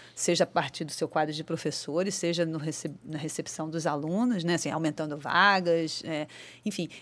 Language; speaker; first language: Portuguese; native; Portuguese